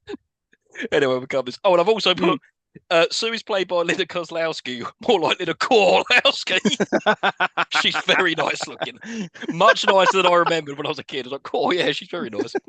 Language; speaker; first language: English; native; English